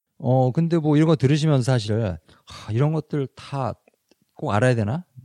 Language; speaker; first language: Korean; native; Korean